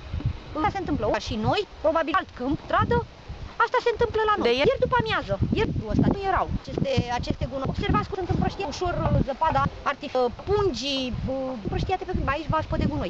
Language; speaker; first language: Romanian; native; Romanian